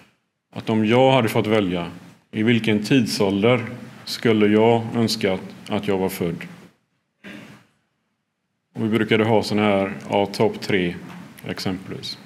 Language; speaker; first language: Swedish; early bilingual, other home language; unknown